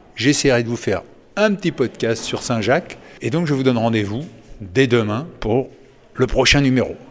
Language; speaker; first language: French; native; French